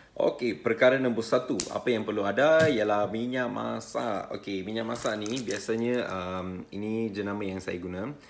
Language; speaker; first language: Malay; non-native, local second language; Tamil